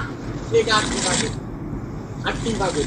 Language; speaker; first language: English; non-native, learner; Oromo